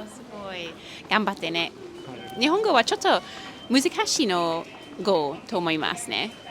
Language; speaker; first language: Japanese; non-native, learner; English